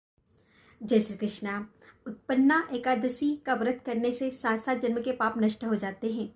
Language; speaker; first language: Hindi; native; Hindi